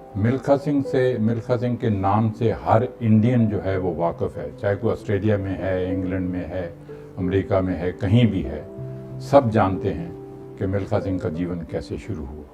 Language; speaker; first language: Urdu; non-native, local second language; Punjabi